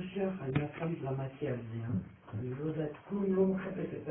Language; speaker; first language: Hebrew; non-native, learner; French